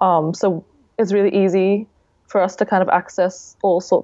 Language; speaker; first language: English; native; English